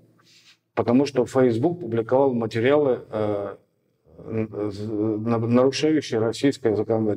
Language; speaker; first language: Russian; native; Russian